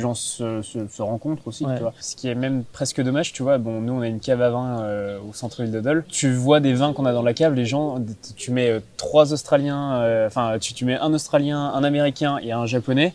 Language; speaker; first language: French; native; French